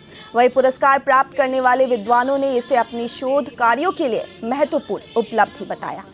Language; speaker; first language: Hindi; native; Hindi